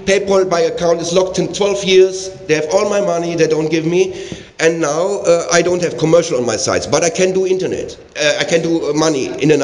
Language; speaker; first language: English; non-native, learner; German